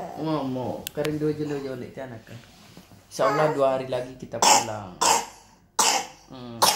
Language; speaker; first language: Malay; non-native, learner; French